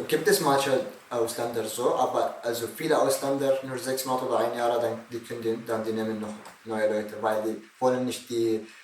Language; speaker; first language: German; non-native, learner; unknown